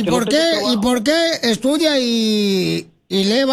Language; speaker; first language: Spanish; native; Spanish